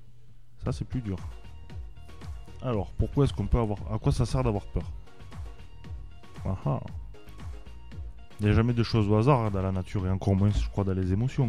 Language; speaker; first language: French; native; French